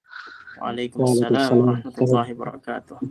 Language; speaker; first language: Arabic; non-native, fluent; Filipino